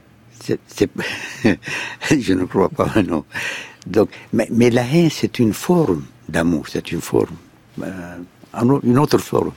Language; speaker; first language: French; non-native, fluent; Arabic